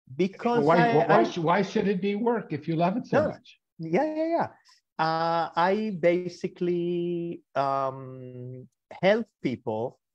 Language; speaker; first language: English; early bilingual, other home language; Spanish